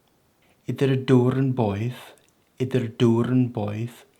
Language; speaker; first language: Welsh; non-native, local second language; English